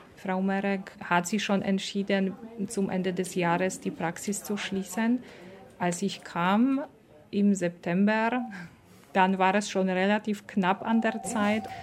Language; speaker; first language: German; non-native, fluent; Polish